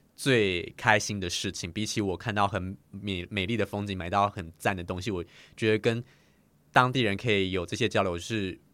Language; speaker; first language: Chinese; native; Chinese